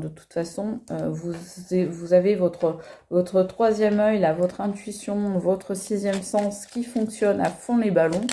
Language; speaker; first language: French; native; French